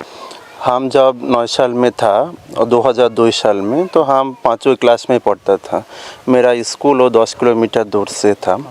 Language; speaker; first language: Hindi; non-native, local second language; Bangla